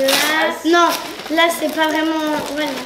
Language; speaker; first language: French; native; French